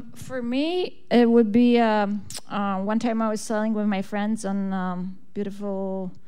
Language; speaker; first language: English; early bilingual, other home language; Polish